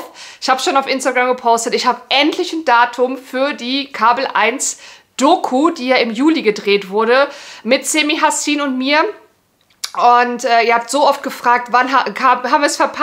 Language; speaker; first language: German; native; German